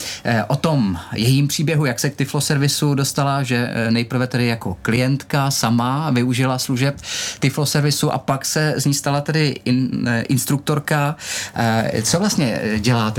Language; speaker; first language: Czech; native; Czech